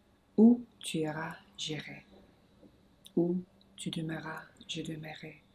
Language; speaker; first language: French; non-native, local second language; English